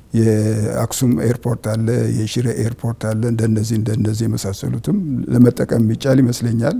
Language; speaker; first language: Amharic; non-native, local second language; Tigrinya